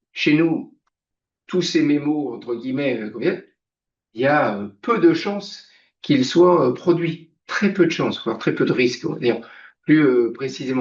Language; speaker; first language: French; native; French